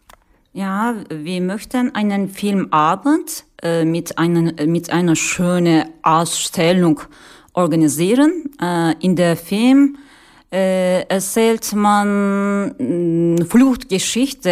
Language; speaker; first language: German; non-native, learner; Turkish